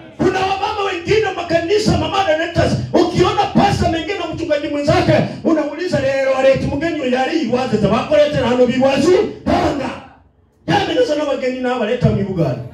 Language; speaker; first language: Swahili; non-native, local second language; Luyia